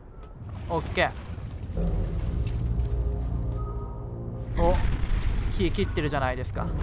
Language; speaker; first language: Japanese; native; Japanese